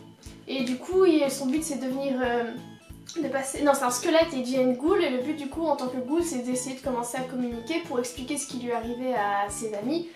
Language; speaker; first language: French; native; French